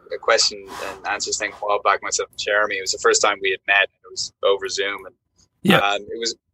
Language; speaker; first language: English; native; English